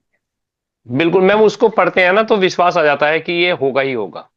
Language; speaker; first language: Hindi; native; Hindi